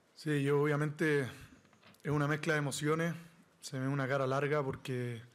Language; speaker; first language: Spanish; native; Spanish